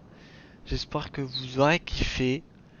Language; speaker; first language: French; native; French